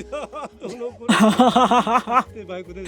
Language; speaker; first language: Japanese; native; Japanese